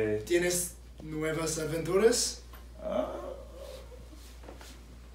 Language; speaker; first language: Spanish; non-native, learner; English